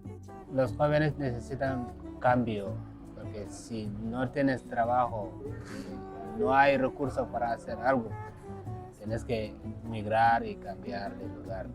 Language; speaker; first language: Spanish; non-native, learner; Wolof